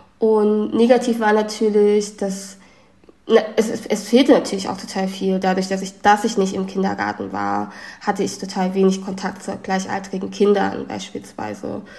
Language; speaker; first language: German; early bilingual, other home language; Vietnamese